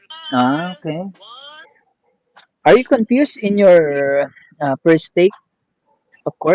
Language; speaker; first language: English; non-native, learner; Filipino